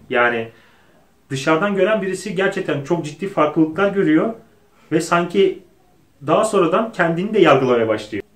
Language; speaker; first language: Turkish; native; Turkish